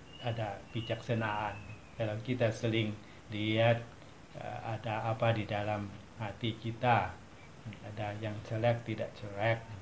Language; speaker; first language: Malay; non-native, learner; Thai